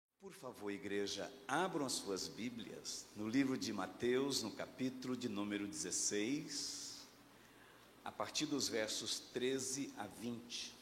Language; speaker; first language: Portuguese; native; Portuguese